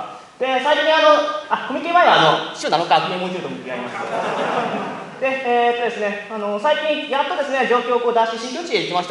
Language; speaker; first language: Japanese; native; Japanese